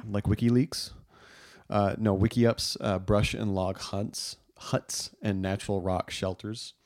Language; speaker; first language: English; native; English